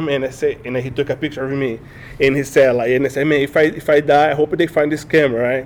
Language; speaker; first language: English; non-native, learner; Portuguese